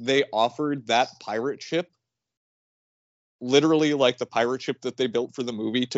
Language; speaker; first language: English; native; English